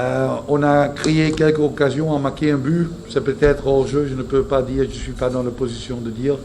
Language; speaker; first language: French; non-native, fluent; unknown